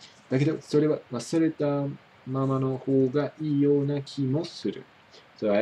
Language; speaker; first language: Japanese; non-native, fluent; English